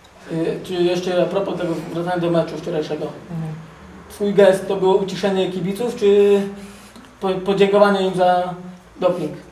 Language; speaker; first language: Polish; native; Polish